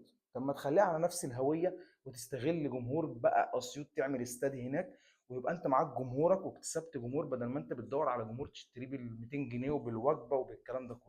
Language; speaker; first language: Arabic; native; Arabic